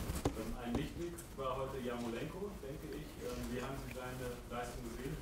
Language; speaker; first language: German; native; German